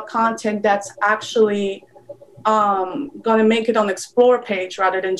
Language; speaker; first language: English; non-native, fluent; Polish